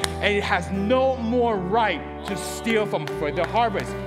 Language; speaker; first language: English; early bilingual, other home language; Chinese